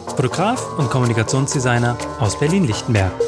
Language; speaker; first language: German; native; German